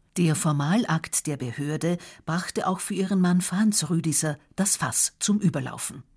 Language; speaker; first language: German; native; German